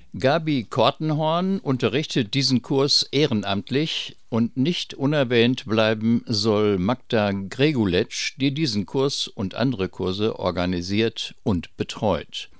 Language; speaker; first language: German; native; German